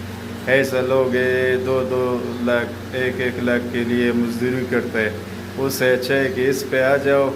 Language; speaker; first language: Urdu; non-native, local second language; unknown